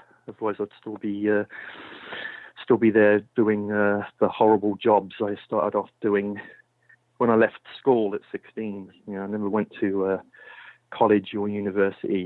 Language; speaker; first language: English; native; English